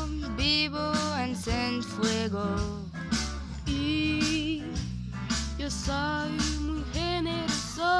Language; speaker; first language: Spanish; non-native, learner; French